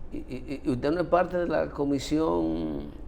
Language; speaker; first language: Spanish; native; Spanish